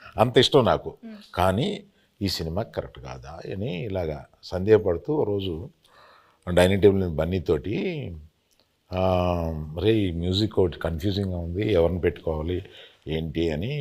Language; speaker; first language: Telugu; native; Telugu